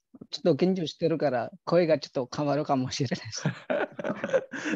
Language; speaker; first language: Japanese; non-native, fluent; Indonesian